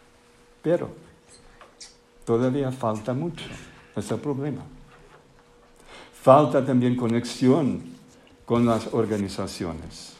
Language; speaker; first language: Spanish; non-native, fluent; English